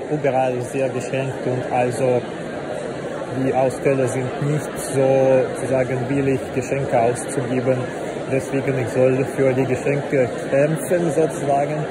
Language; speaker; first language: German; non-native, learner; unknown